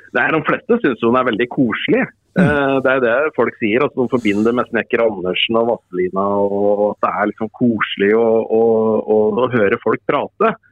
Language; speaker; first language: Norwegian; native; Norwegian